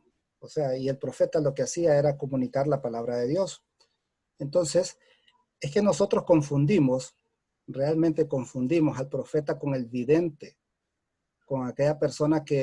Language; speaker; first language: Spanish; native; Spanish